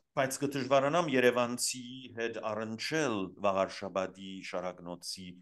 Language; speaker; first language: Armenian; early bilingual, heritage; Armenian